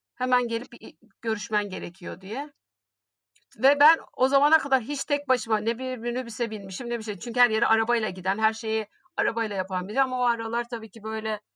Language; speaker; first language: Turkish; native; Turkish